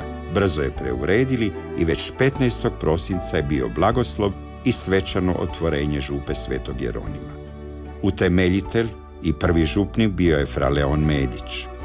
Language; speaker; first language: Croatian; native; Croatian